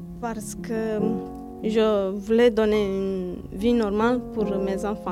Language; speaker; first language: French; non-native, learner; Romanian